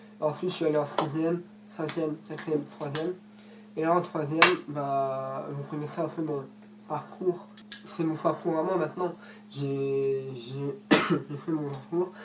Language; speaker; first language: French; early bilingual, other home language; Russian